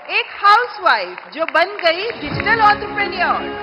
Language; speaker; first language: Hindi; native; Hindi